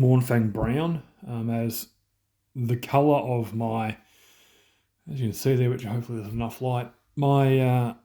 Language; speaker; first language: English; native; English